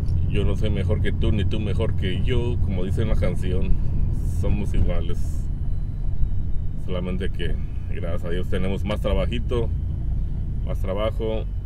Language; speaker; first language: Spanish; native; Spanish